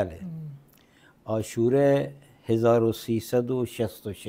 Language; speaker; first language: Persian; non-native, fluent; Punjabi